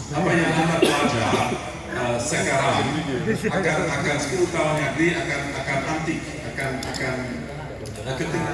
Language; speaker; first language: Indonesian; non-native, fluent; English